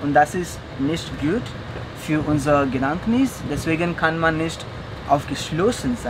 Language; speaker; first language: German; non-native, fluent; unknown